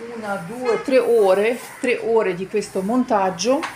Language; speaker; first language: Italian; non-native, fluent; Ukrainian